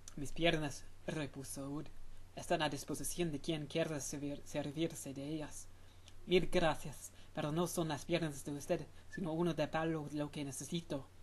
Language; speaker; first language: Spanish; non-native, fluent; English